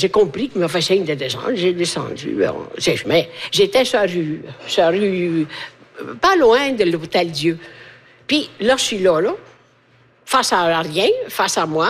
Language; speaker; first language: French; non-native, fluent; Italian